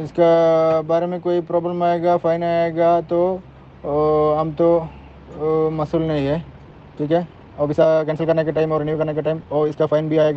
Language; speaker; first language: Hindi; non-native, learner; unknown